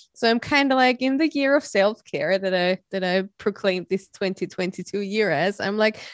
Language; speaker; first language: English; non-native, fluent; German